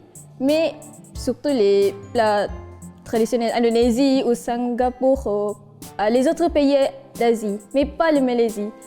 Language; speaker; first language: French; non-native, learner; Malay